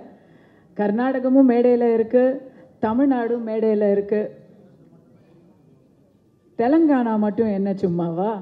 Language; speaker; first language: Tamil; native; Tamil